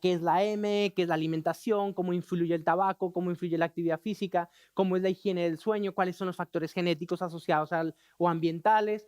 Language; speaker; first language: Spanish; native; Spanish